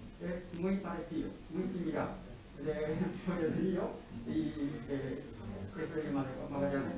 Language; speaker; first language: Spanish; non-native, learner; Japanese